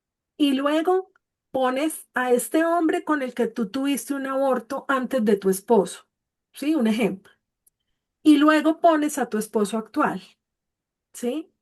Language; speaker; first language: Spanish; native; Spanish